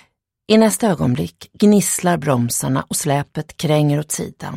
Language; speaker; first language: Swedish; native; Swedish